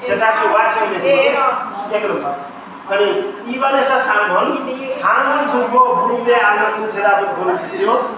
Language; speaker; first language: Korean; non-native, fluent; Nepali